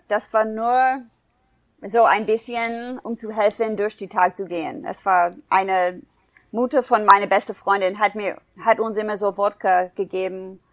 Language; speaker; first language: German; non-native, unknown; English